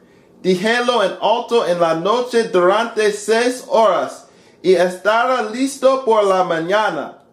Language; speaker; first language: Spanish; non-native, learner; English